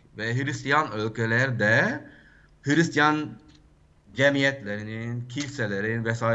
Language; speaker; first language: Azerbaijani; non-native, fluent; German